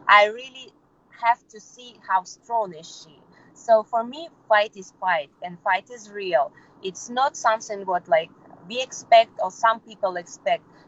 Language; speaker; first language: English; non-native, fluent; Russian